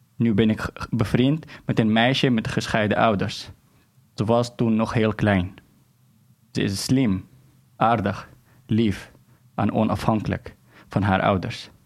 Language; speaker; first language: Dutch; non-native, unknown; Arabic